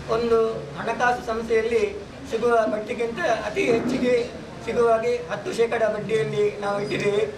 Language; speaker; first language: Kannada; native; Kannada